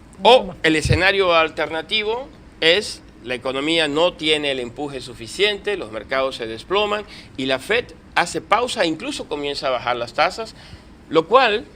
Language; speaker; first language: Spanish; native; Spanish